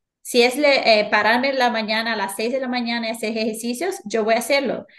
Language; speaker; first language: Spanish; non-native, fluent; Portuguese